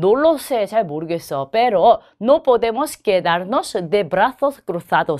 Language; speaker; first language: Spanish; non-native, fluent; Korean